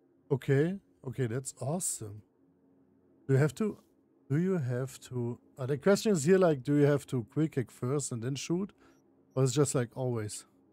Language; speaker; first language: English; non-native, fluent; German